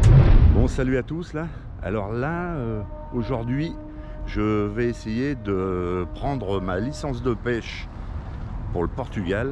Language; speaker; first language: French; native; French